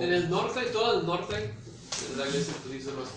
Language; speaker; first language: Spanish; early bilingual, heritage; English